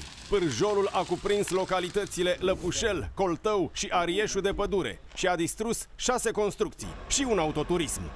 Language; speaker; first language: Romanian; native; Romanian